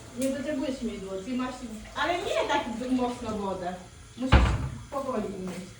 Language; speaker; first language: Polish; non-native, fluent; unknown